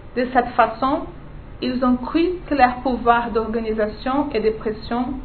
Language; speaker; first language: French; non-native, fluent; Portuguese